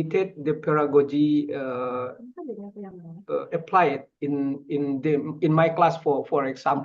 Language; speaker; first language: English; non-native, fluent; Indonesian